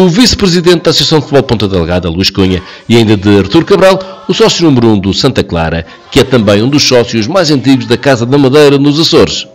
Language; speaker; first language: Portuguese; native; Portuguese